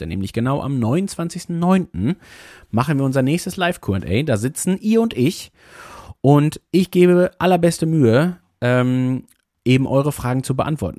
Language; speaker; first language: German; native; German